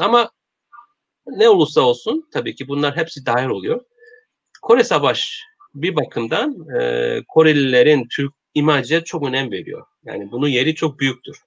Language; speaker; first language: Turkish; non-native, learner; Korean